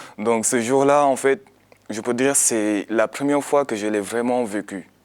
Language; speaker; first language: French; non-native, local second language; Wolof